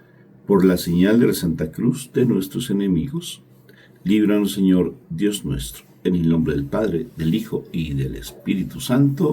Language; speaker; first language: Spanish; native; Spanish